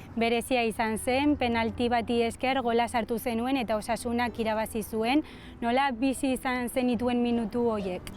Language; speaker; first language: Basque; native; Basque